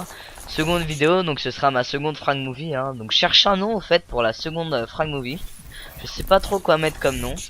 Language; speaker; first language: French; native; French